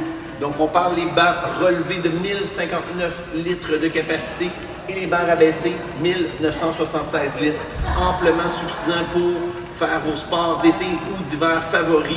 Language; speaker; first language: French; native; French